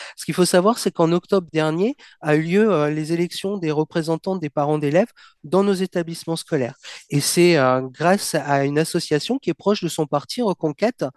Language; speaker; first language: French; native; French